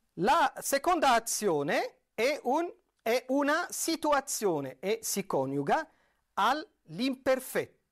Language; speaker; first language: Italian; non-native, fluent; Arabic